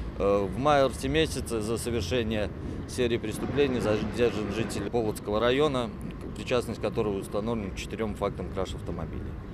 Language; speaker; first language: Russian; native; Russian